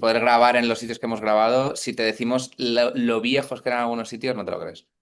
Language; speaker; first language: Spanish; native; Spanish